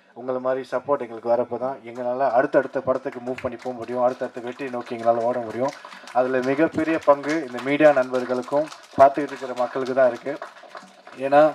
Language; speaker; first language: Tamil; early bilingual, heritage; Tamil